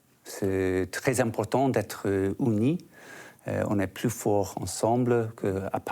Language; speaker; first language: French; non-native, fluent; English